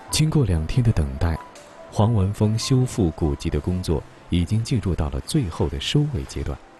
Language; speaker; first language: Chinese; native; Chinese